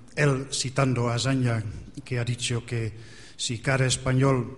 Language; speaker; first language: Spanish; non-native, fluent; Dutch